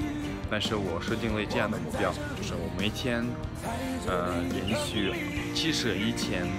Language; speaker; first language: Chinese; non-native, fluent; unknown